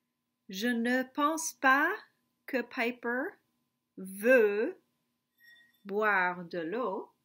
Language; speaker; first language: French; non-native, fluent; English